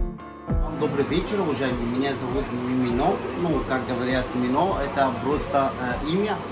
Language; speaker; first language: Russian; non-native, learner; Arabic